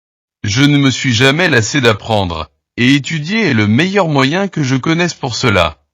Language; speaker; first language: French; non-native, learner; Portuguese